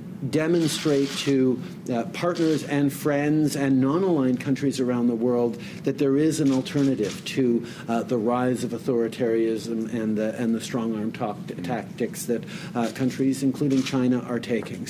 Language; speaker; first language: English; early bilingual, other home language; French